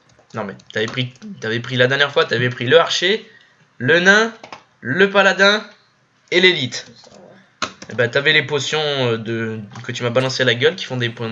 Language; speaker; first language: French; native; French